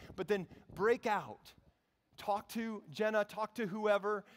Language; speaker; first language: English; native; English